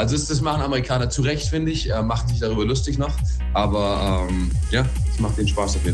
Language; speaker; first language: German; native; German